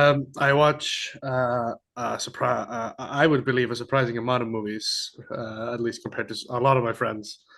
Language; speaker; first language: English; non-native, fluent; Icelandic